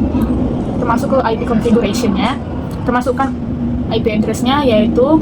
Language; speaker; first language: Indonesian; native; Indonesian